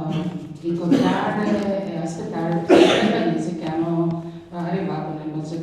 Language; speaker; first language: Italian; non-native, learner; Albanian